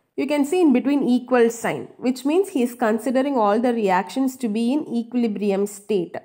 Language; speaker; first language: English; non-native, local second language; Tamil